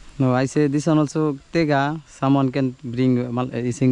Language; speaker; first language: English; non-native, learner; Bangla